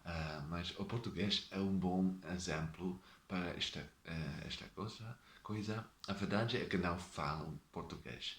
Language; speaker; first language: Portuguese; non-native, learner; Dutch